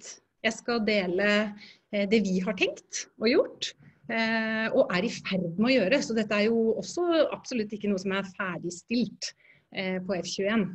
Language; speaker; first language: Norwegian; native; Norwegian